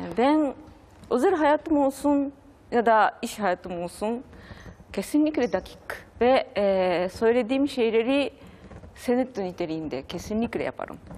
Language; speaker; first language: Turkish; non-native, fluent; Japanese